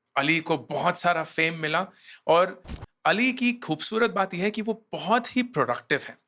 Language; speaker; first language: Hindi; native; Hindi